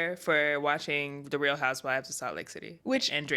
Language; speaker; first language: English; native; English